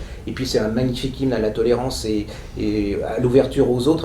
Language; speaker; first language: French; native; French